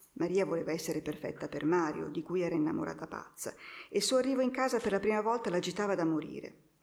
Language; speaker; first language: Italian; native; Italian